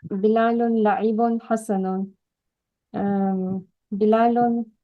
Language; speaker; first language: Arabic; non-native, learner; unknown